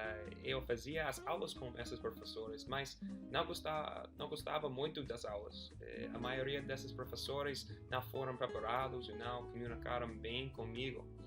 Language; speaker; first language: Portuguese; non-native, fluent; English